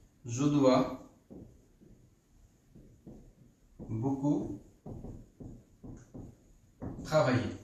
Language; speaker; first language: French; non-native, fluent; Bangla